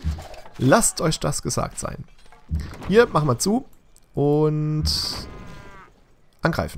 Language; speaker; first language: German; native; German